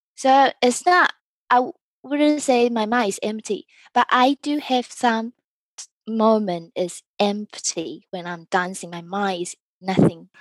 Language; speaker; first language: English; early bilingual, other home language; Chinese